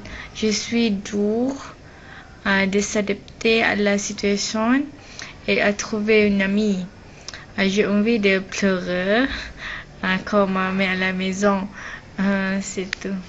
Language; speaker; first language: French; non-native, learner; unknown